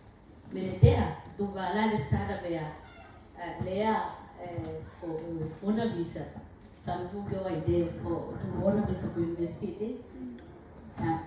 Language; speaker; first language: Danish; non-native, learner; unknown